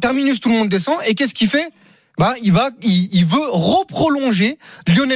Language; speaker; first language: French; native; French